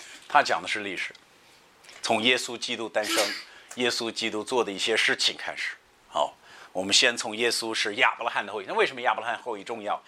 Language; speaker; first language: Chinese; non-native, fluent; English